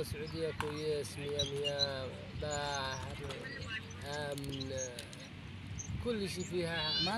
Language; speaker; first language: Arabic; non-native, learner; Nepali